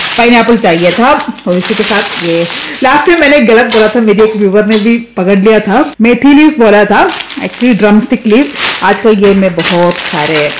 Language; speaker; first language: Hindi; non-native, local second language; Malayalam